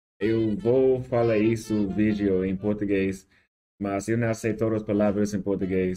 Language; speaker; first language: Portuguese; non-native, learner; English